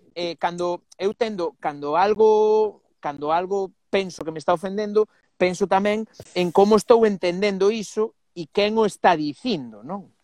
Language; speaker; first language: Galician; non-native, local second language; Spanish